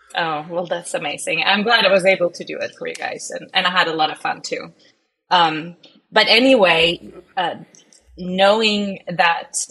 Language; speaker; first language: English; non-native, fluent; Swedish